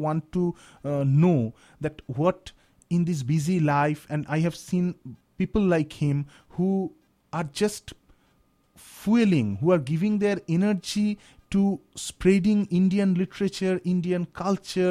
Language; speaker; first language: English; non-native, local second language; Bangla